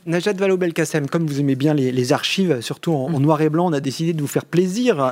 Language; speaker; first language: French; native; French